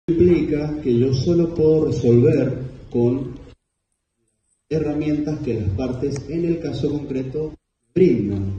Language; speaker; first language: Spanish; native; Spanish